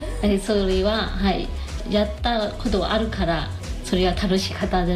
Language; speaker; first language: Japanese; non-native, learner; Burmese